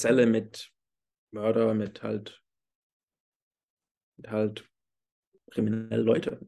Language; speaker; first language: German; early bilingual, heritage; English